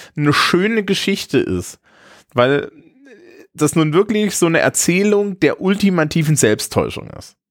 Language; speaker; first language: German; native; German